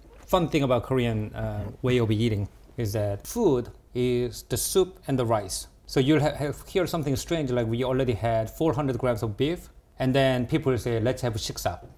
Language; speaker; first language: English; early bilingual, other home language; Korean